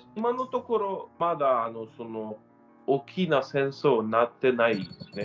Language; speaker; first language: Japanese; non-native, learner; Ukrainian